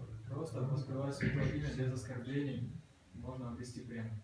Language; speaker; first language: Russian; native; Russian